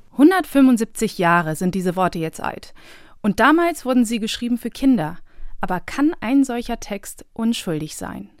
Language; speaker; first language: German; early bilingual, other home language; Bosnian